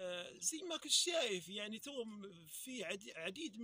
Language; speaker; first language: Arabic; native; Arabic